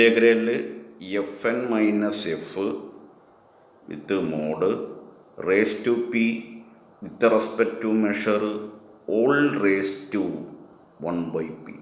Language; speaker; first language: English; non-native, local second language; Malayalam